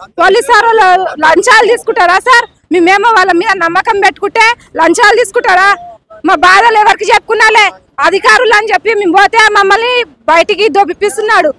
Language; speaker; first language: Telugu; native; Telugu